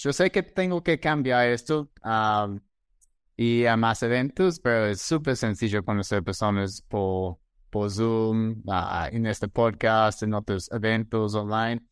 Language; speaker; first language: Spanish; non-native, fluent; English